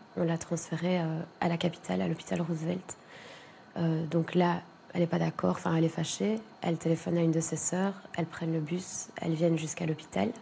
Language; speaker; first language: French; native; French